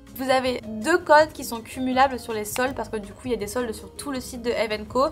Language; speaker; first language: French; early bilingual, other home language; Portuguese